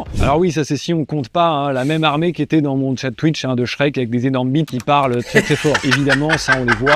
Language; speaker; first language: French; native; French